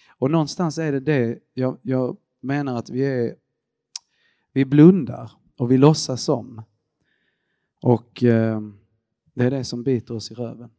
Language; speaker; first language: Swedish; early bilingual, other home language; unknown